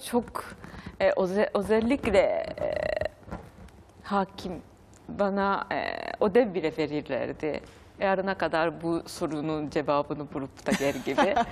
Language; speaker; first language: Turkish; non-native, fluent; Japanese